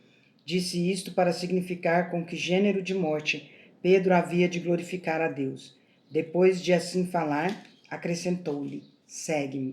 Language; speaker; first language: Portuguese; native; Portuguese